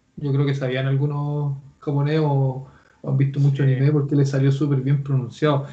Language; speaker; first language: Spanish; native; Spanish